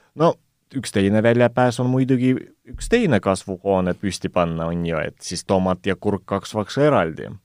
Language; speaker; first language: Estonian; non-native, local second language; Russian